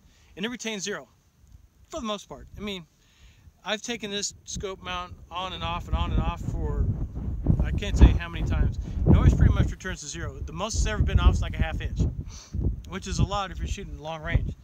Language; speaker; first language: English; native; English